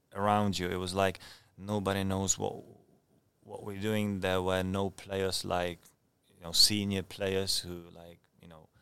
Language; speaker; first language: English; non-native, fluent; Czech